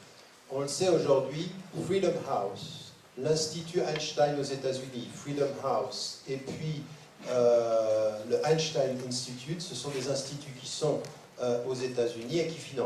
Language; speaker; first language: French; native; French